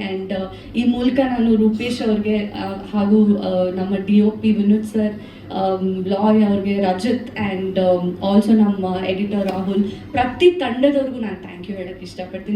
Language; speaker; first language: Kannada; non-native, local second language; Tulu